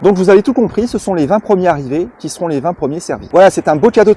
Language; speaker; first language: French; native; French